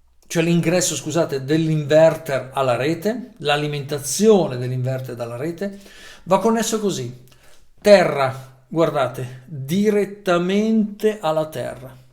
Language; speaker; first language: Italian; native; Italian